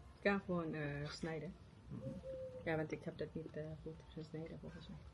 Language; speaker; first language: Dutch; non-native, learner; Cebuano